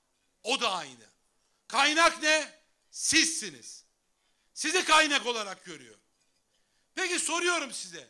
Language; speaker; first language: Turkish; native; Turkish